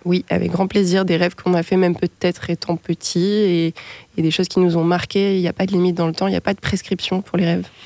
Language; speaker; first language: French; native; French